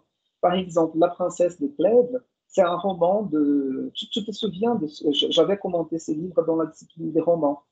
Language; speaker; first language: French; non-native, fluent; Portuguese